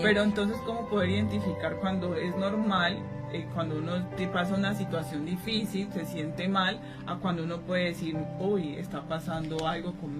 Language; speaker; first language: Spanish; native; Spanish